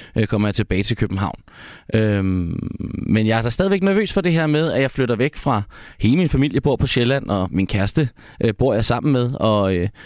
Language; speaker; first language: Danish; native; Danish